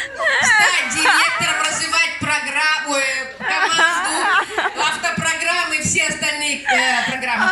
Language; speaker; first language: Russian; native; Russian